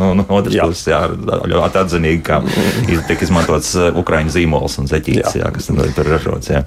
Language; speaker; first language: Latvian; native; Latvian